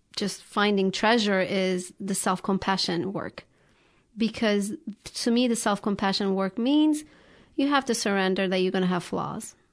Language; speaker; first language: English; non-native, fluent; Turkish